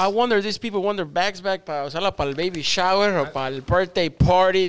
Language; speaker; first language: English; early bilingual, other home language; Spanish